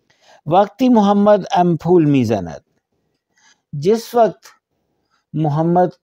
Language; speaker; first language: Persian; non-native, fluent; Urdu